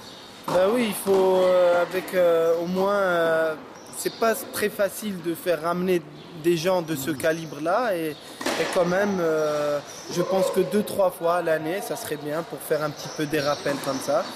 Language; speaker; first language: French; non-native, local second language; Arabic